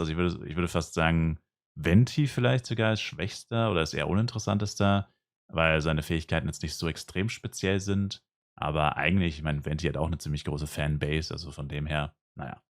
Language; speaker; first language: German; native; German